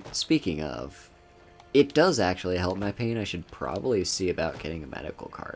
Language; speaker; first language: English; native; English